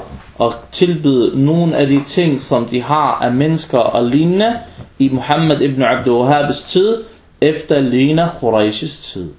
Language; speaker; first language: Danish; early bilingual, other home language; Arabic